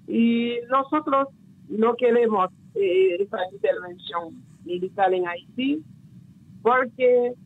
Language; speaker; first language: Spanish; non-native, local second language; Haitian Creole